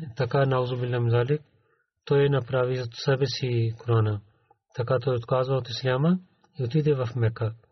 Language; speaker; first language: Bulgarian; non-native, learner; Urdu